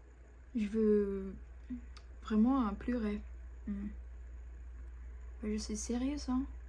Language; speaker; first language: French; non-native, fluent; Japanese